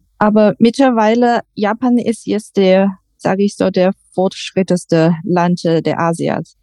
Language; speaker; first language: German; non-native, learner; Chinese